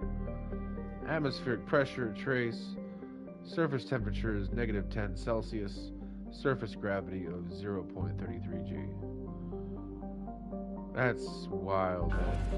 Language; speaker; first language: English; native; English